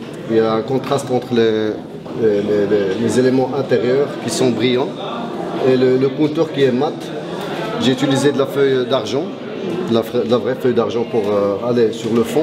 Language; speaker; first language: French; non-native, local second language; Arabic